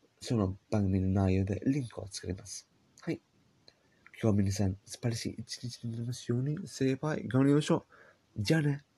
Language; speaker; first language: Japanese; non-native, learner; English